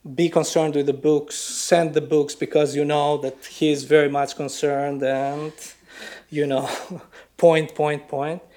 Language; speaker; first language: English; non-native, fluent; Albanian